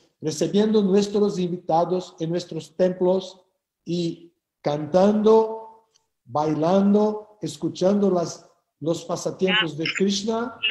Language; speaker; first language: Spanish; non-native, fluent; Portuguese